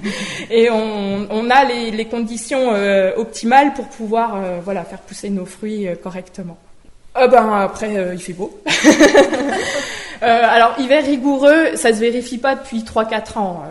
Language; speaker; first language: French; native; French